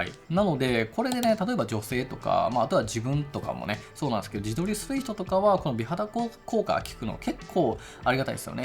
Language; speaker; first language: Japanese; native; Japanese